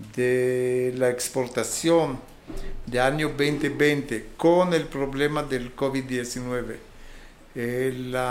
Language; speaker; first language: Spanish; non-native, fluent; Hebrew